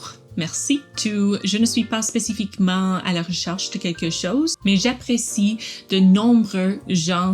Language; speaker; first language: French; non-native, learner; English